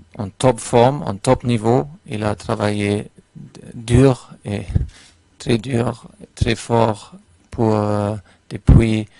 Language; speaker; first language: French; non-native, fluent; German